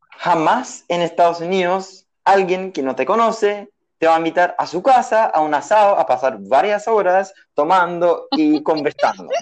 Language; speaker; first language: Spanish; non-native, fluent; English